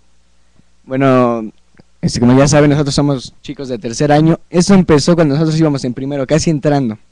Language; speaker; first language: Spanish; native; Spanish